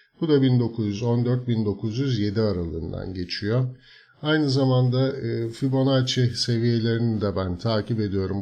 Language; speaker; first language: Turkish; native; Turkish